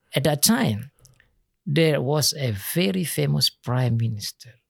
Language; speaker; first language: English; non-native, learner; Indonesian